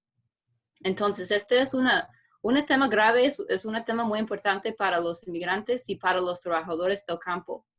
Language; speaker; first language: Spanish; non-native, fluent; English